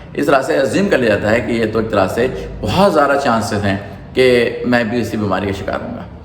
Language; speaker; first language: Urdu; native; Urdu